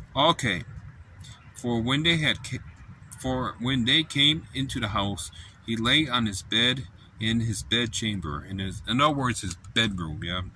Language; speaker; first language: English; native; English